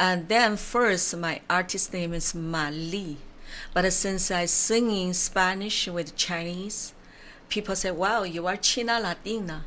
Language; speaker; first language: English; non-native, learner; Chinese